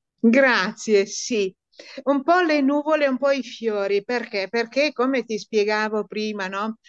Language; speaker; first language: Italian; non-native, fluent; Romanian